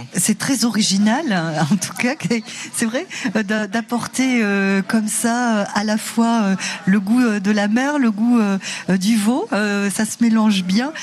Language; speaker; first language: French; native; French